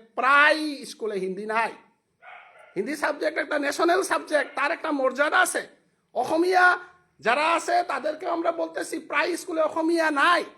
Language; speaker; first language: Bangla; non-native, local second language; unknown